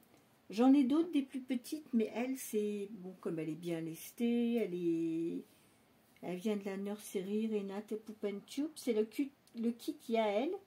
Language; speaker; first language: French; native; French